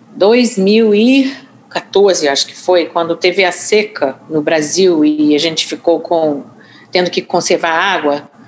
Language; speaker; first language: Portuguese; non-native, fluent; English